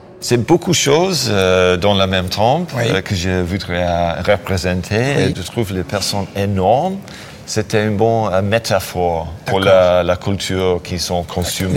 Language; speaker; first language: French; non-native, learner; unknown